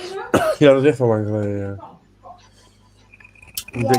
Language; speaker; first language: Dutch; native; Dutch